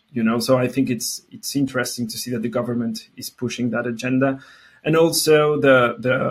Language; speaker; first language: English; non-native, fluent; Spanish